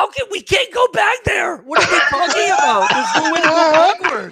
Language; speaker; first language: English; non-native, fluent; French